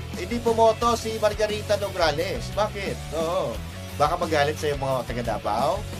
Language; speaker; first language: Filipino; non-native, local second language; Iloko